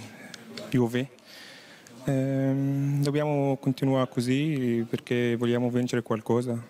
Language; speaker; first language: Italian; non-native, learner; Arabic